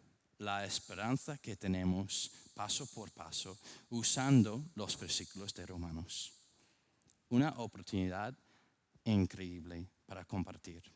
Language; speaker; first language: Spanish; non-native, fluent; English